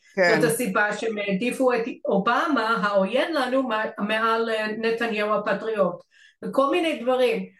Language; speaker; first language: Hebrew; non-native, fluent; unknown